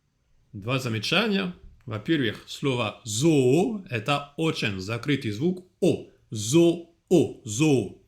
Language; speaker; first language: Russian; non-native, fluent; French